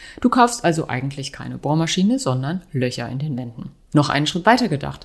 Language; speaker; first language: German; native; German